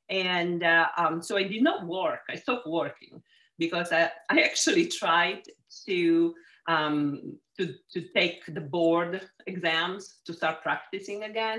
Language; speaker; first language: English; non-native, fluent; Italian